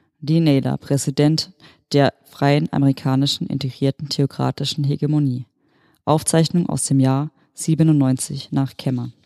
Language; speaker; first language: German; native; German